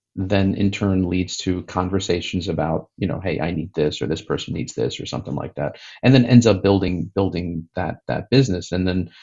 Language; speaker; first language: English; native; English